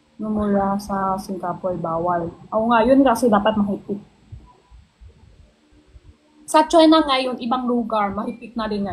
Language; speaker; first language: Filipino; non-native, learner; Chinese